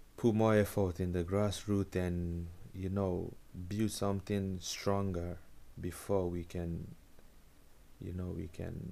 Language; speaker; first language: English; non-native, local second language; Igbo